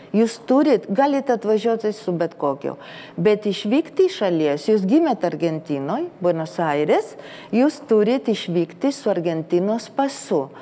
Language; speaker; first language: Lithuanian; early bilingual, heritage; Lithuanian